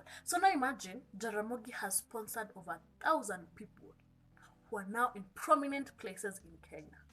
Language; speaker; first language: English; non-native, local second language; Kikuyu